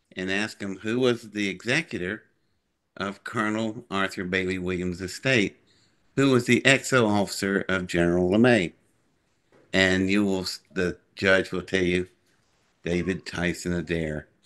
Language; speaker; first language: English; native; English